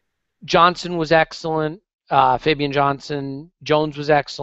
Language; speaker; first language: English; native; English